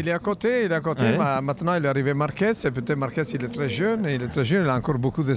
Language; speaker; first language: French; non-native, fluent; Italian